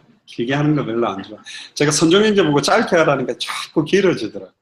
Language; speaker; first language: Korean; native; Korean